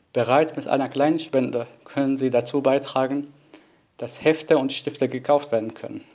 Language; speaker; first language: German; non-native, fluent; Arabic